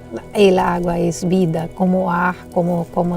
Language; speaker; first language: Spanish; non-native, learner; Portuguese